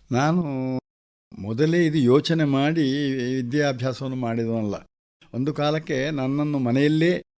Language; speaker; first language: Kannada; native; Kannada